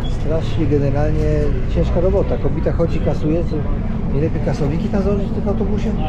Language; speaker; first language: Polish; native; Polish